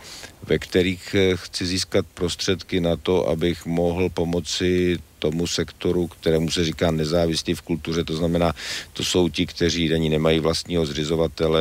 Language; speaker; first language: Czech; native; Czech